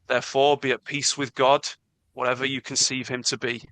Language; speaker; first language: English; non-native, local second language; Welsh